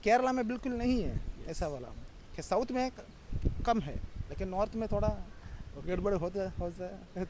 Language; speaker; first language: Hindi; non-native, local second language; Malayalam